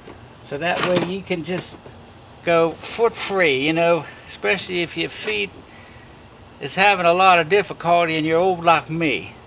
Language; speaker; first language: English; native; English